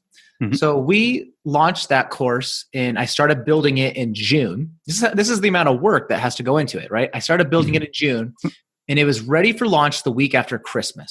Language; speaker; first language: English; native; English